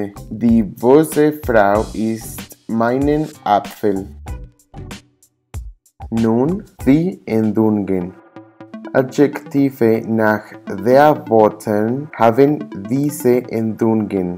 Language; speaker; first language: German; non-native, learner; English